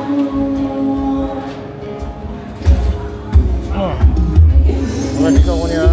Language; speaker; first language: Thai; non-native, learner; Korean